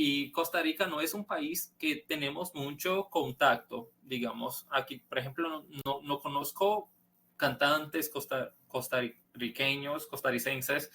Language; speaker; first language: Spanish; non-native, fluent; Portuguese